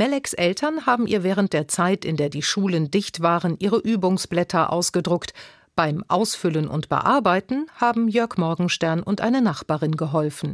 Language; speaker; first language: German; native; German